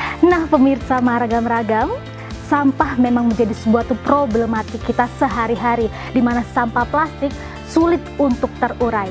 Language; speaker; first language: Indonesian; native; Indonesian